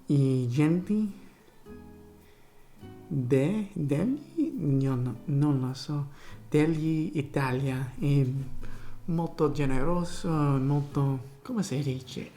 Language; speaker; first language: Italian; non-native, learner; English